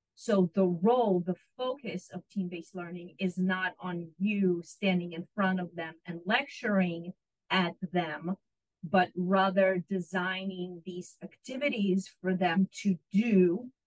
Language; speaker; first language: English; non-native, fluent; Russian